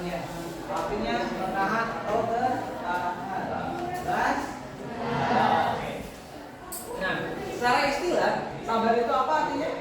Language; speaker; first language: Indonesian; native; Indonesian